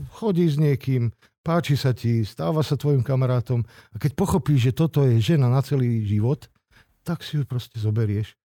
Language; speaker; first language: Slovak; non-native, local second language; Hungarian